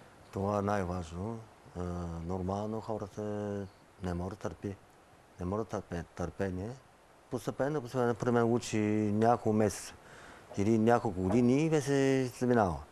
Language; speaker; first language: Bulgarian; non-native, learner; Chinese